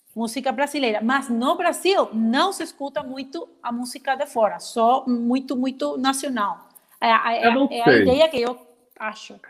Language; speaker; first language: Portuguese; non-native, learner; Spanish